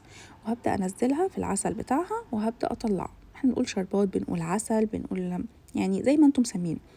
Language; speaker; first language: Arabic; native; Arabic